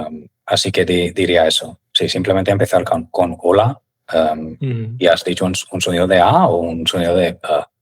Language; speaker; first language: Spanish; non-native, fluent; English